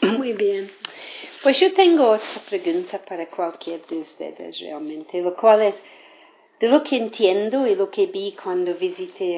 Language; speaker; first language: Spanish; non-native, fluent; English